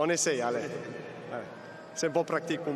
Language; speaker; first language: French; non-native, learner; Serbian